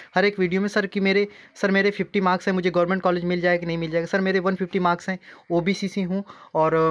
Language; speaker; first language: Hindi; native; Hindi